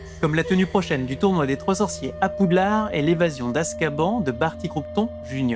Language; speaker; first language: French; native; French